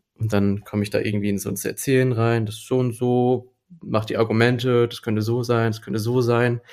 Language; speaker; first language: German; native; German